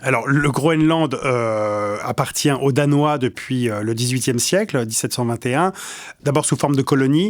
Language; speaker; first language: French; native; French